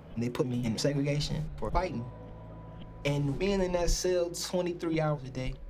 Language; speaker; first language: English; native; English